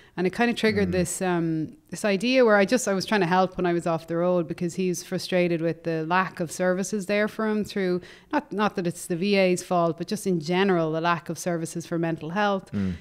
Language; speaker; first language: English; native; English